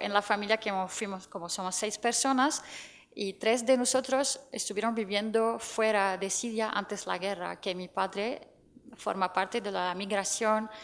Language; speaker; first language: Spanish; non-native, fluent; Arabic